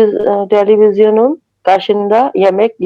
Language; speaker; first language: Turkish; non-native, learner; Urdu